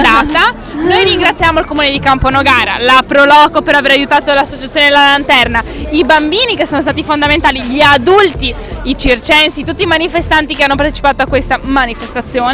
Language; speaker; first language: Italian; native; Italian